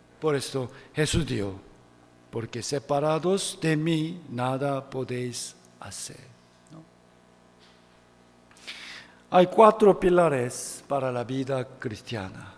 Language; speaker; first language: Spanish; non-native, fluent; Korean